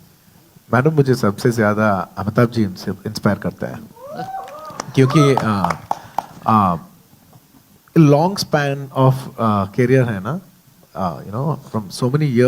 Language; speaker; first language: Hindi; non-native, local second language; Telugu